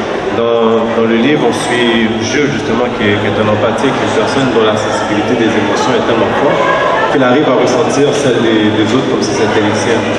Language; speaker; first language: French; native; French